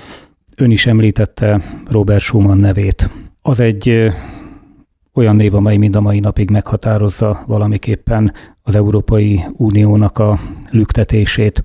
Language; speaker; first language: Hungarian; native; Hungarian